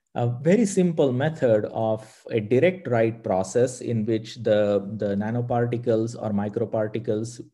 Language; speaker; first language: English; non-native, local second language; Marathi